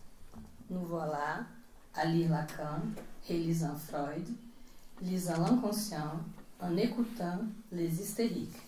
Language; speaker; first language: French; non-native, fluent; Portuguese